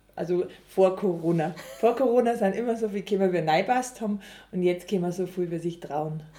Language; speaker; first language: German; native; German